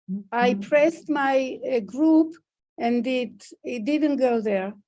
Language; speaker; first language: English; non-native, fluent; Hebrew